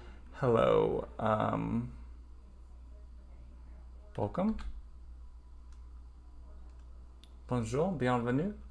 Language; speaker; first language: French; non-native, learner; English